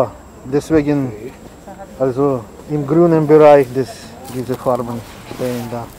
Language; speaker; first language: German; non-native, fluent; Russian